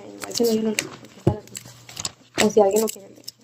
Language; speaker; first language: Spanish; native; Spanish